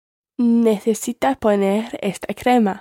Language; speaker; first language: Spanish; non-native, learner; English